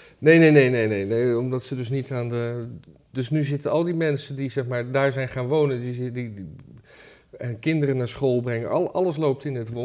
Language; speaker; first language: Dutch; native; Dutch